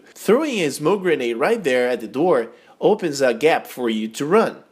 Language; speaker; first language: English; non-native, fluent; Portuguese